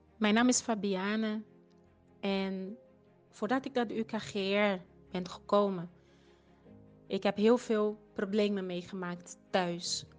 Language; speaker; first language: Dutch; non-native, fluent; Portuguese